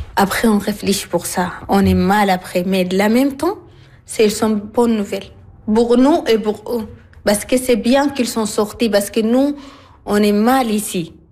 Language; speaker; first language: French; non-native, learner; Arabic